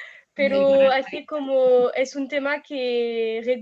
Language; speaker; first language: Spanish; non-native, fluent; French